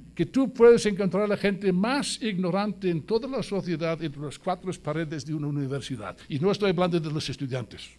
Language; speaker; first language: Spanish; non-native, fluent; English